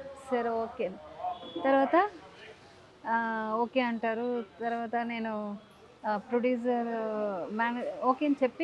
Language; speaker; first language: Telugu; non-native, local second language; Tamil